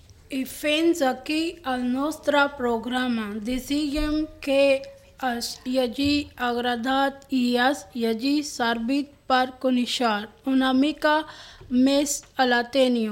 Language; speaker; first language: Catalan; non-native, learner; Spanish